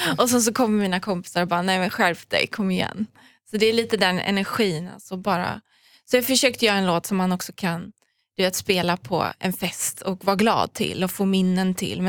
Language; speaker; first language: Swedish; early bilingual, other home language; Persian